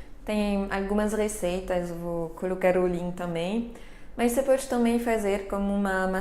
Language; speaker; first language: Portuguese; non-native, fluent; French